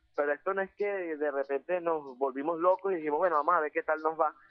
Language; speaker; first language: Spanish; native; Spanish